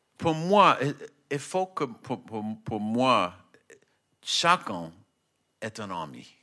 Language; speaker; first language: French; non-native, learner; English